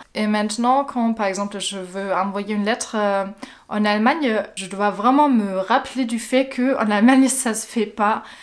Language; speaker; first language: French; non-native, fluent; German